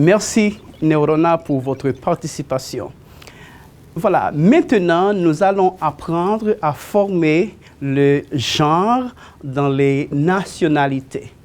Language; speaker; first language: French; non-native, fluent; Spanish